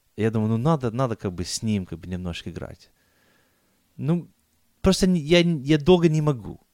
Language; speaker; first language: Russian; non-native, fluent; English